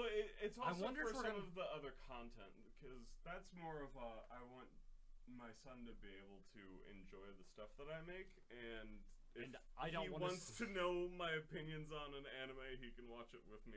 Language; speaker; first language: English; native; English